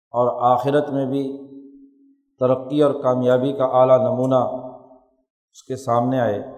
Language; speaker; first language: Urdu; non-native, local second language; Punjabi